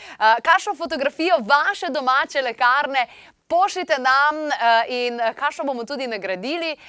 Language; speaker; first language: Slovenian; native; Slovenian